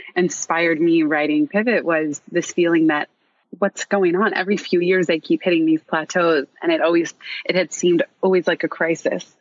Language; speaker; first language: English; native; English